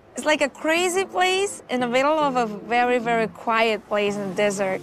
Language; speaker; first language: English; non-native, fluent; Portuguese